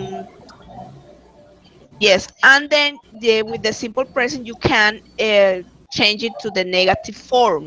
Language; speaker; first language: English; non-native, learner; Spanish